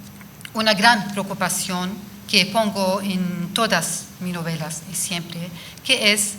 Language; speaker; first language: Spanish; non-native, fluent; Arabic